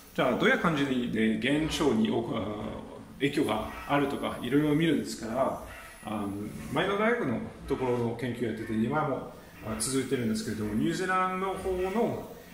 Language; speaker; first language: Japanese; non-native, fluent; French